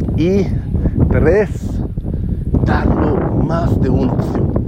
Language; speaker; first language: Spanish; non-native, learner; Hebrew